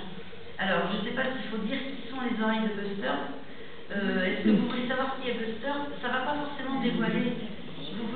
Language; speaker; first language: French; native; French